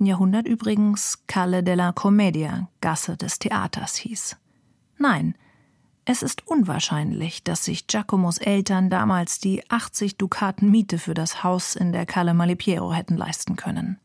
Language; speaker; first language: German; native; German